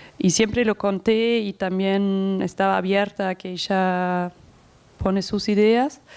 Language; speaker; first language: Spanish; non-native, fluent; German